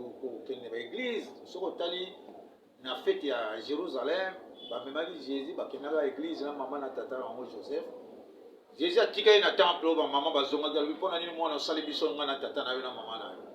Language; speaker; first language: Lingala; non-native, local second language; Kongo